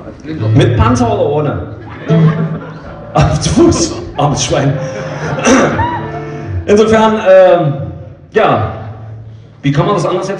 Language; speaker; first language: German; native; German